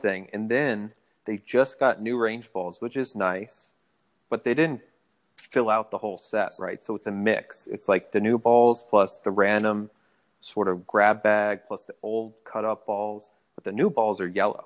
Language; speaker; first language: English; native; English